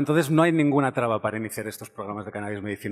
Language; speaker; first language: Spanish; native; Spanish